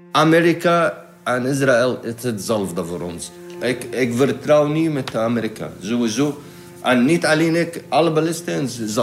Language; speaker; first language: Dutch; non-native, learner; Arabic